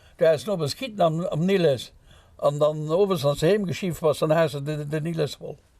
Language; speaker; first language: Luxembourgish; native; Luxembourgish